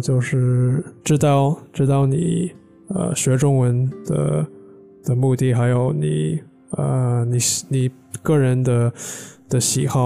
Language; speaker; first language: Chinese; non-native, fluent; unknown